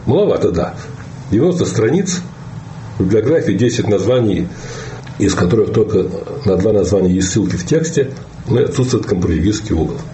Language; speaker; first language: Russian; native; Russian